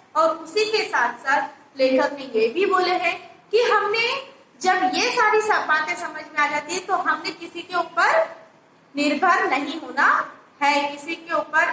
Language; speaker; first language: Hindi; non-native, local second language; Marathi